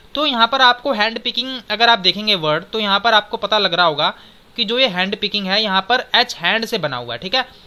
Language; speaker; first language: Hindi; native; Hindi